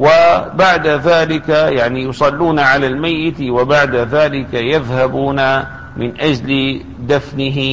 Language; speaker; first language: Arabic; native; Arabic